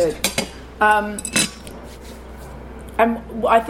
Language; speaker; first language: English; native; English